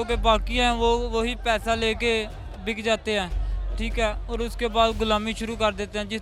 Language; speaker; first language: Urdu; non-native, local second language; Punjabi